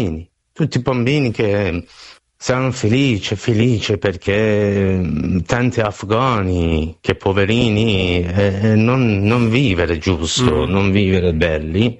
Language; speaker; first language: Italian; non-native, learner; Persian